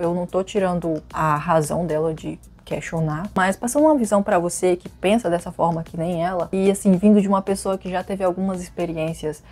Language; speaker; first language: Portuguese; native; Portuguese